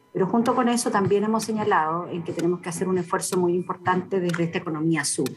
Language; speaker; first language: Spanish; native; Spanish